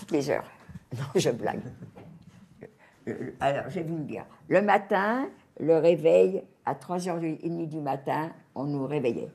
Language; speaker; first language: French; native; French